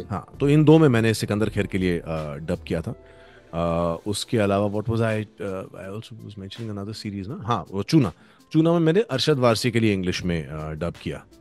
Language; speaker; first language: Hindi; native; Hindi